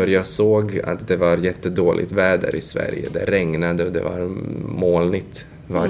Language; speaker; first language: Swedish; non-native, fluent; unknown